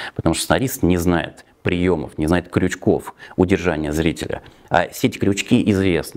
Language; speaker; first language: Russian; native; Russian